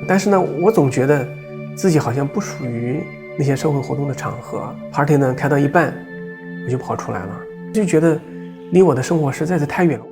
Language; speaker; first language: Chinese; native; Chinese